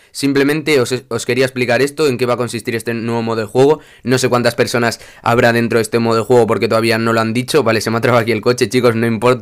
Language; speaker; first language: Spanish; native; Spanish